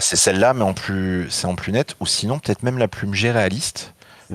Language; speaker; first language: French; native; French